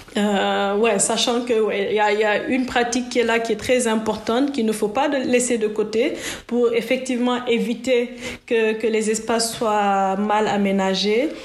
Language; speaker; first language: French; non-native, local second language; Wolof